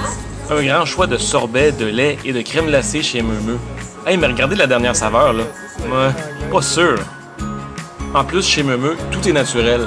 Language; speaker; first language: French; native; French